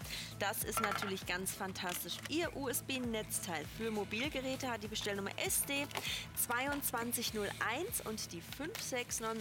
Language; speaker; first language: German; native; German